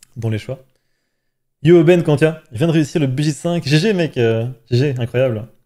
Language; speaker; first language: French; native; French